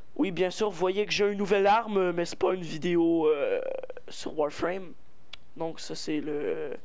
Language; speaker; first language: French; native; French